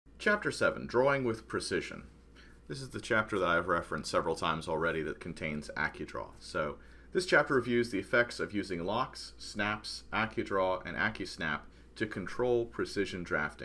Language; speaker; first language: English; native; English